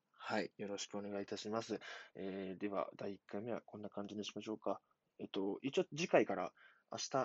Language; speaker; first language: Japanese; native; Japanese